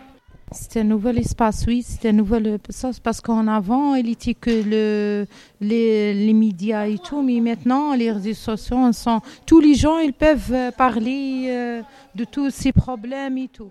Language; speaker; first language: French; non-native, learner; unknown